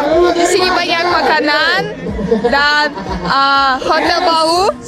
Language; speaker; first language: Indonesian; non-native, learner; Russian